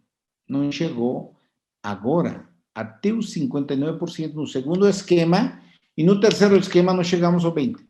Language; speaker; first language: Portuguese; non-native, fluent; Spanish